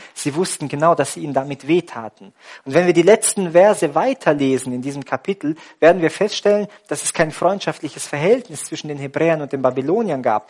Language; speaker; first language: German; native; German